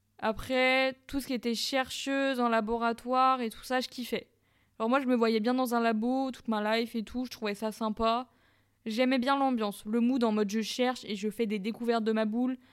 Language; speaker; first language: French; native; French